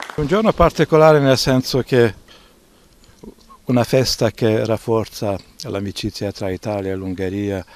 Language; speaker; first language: Italian; non-native, fluent; Hungarian